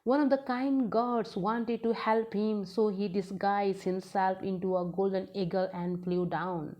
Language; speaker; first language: English; non-native, local second language; Nepali